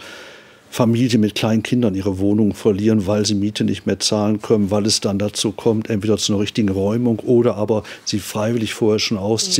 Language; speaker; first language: German; native; German